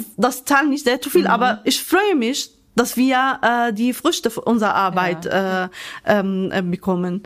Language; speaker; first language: German; non-native, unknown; Arabic